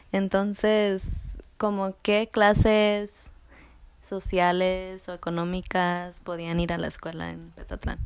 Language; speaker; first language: Spanish; early bilingual, other home language; English